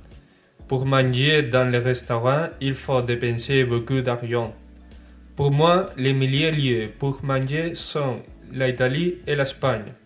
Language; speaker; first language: French; non-native, fluent; Spanish